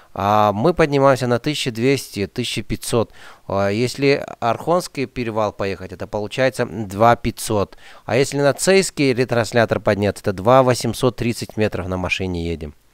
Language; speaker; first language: Russian; non-native, fluent; Azerbaijani